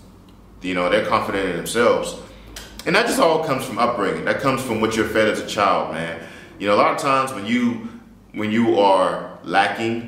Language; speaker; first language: English; native; English